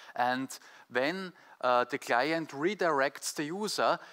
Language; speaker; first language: English; non-native, fluent; German